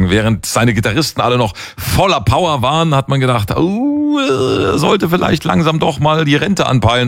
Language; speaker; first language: German; native; German